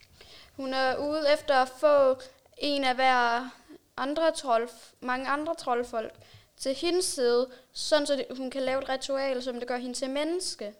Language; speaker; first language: Danish; native; Danish